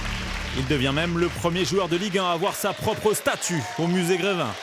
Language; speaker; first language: French; native; French